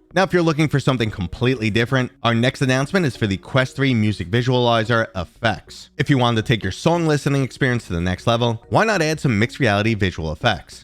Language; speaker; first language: English; native; English